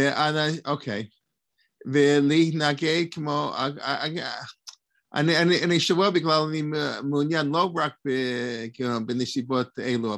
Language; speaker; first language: Hebrew; non-native, learner; English